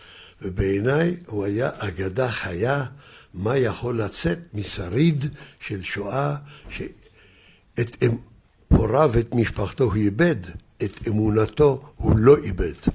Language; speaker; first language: Hebrew; early bilingual, other home language; Yiddish